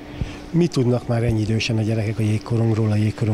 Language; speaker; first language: Hungarian; native; Hungarian